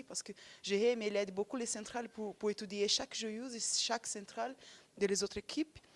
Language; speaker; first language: French; non-native, fluent; Portuguese